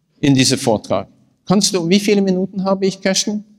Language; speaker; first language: German; non-native, learner; Norwegian